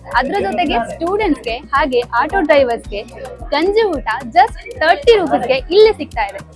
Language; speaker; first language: Kannada; native; Kannada